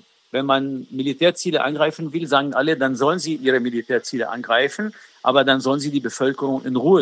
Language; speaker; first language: German; early bilingual, other home language; Arabic